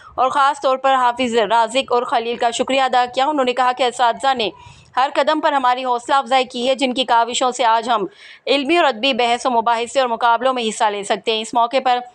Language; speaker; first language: Urdu; non-native, local second language; Baluchi